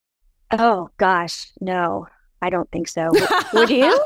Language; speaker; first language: English; native; English